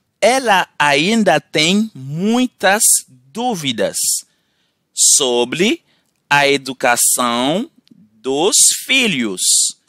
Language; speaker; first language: Portuguese; non-native, learner; Haitian Creole